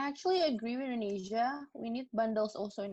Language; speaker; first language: English; non-native, learner; Indonesian